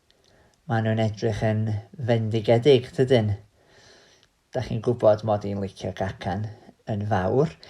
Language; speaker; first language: Welsh; native; Welsh